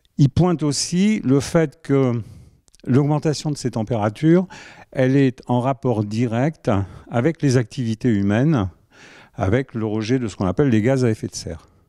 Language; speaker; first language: French; native; French